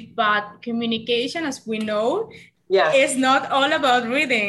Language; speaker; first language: English; non-native, fluent; Spanish